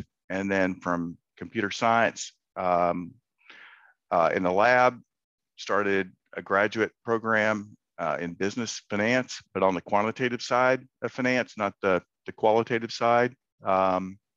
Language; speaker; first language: English; native; English